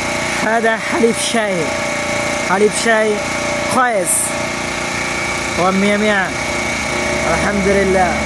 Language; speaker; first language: Arabic; non-native, learner; Bangla